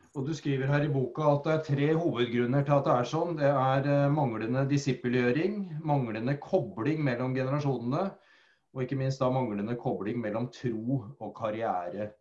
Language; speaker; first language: Norwegian; native; Norwegian